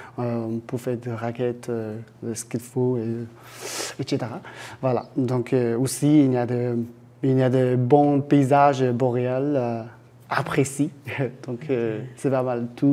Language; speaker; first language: French; non-native, fluent; Chinese